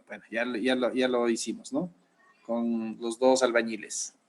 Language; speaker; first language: Spanish; native; Spanish